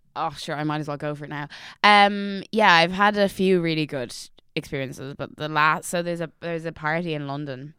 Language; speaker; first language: English; native; English